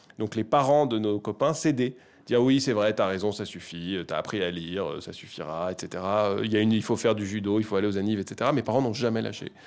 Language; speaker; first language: French; native; French